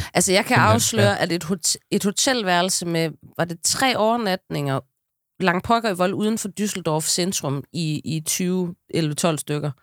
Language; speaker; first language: Danish; native; Danish